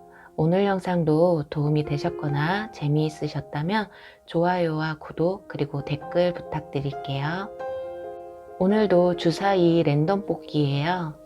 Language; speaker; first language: Korean; native; Korean